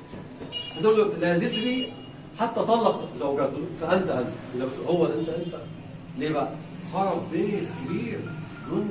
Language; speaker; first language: Arabic; native; Arabic